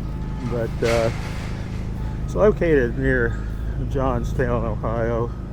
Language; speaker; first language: English; native; English